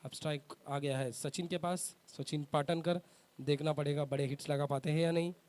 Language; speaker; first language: Hindi; non-native, local second language; Marathi